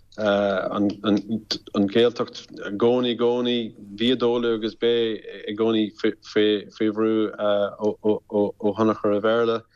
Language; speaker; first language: Irish; non-native, local second language; English